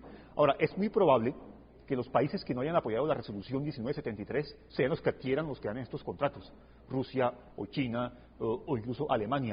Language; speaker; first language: Spanish; native; Spanish